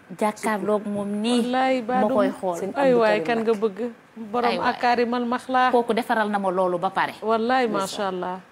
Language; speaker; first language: Wolof; native; Wolof